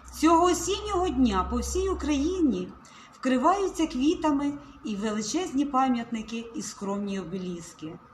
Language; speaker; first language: Ukrainian; native; Ukrainian